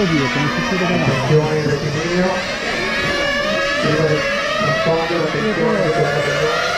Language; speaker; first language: Italian; native; Italian